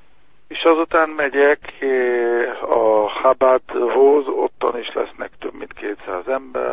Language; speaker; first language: Hungarian; early bilingual, heritage; Hungarian